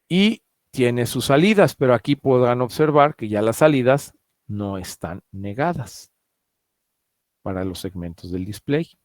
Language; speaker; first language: Spanish; native; Spanish